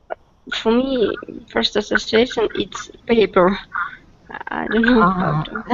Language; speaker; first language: English; non-native, learner; Russian